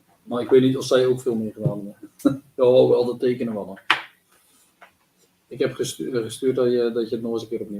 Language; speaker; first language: Dutch; native; Dutch